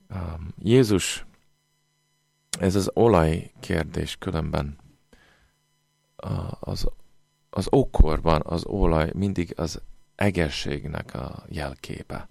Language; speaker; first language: Hungarian; non-native, fluent; English